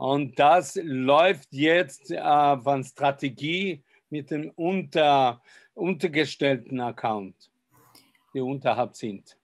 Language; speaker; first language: German; non-native, fluent; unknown